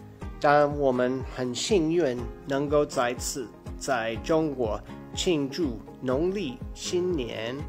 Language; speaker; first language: Chinese; non-native, fluent; English